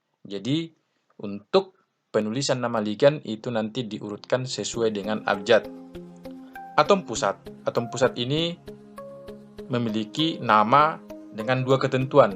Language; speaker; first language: Indonesian; native; Indonesian